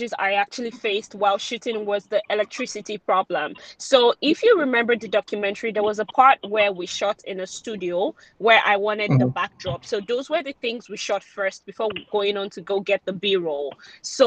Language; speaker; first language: English; non-native, local second language; Yoruba